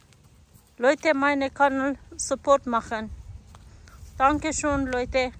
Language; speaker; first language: German; non-native, learner; Persian